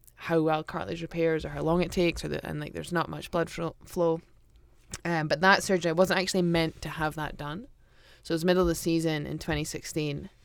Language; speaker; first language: English; native; English